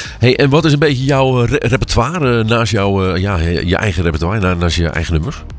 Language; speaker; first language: Dutch; native; Dutch